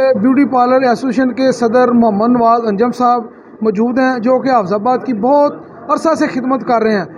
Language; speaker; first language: Urdu; non-native, local second language; Punjabi